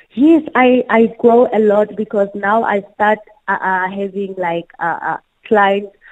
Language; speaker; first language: English; non-native, local second language; Southern Sotho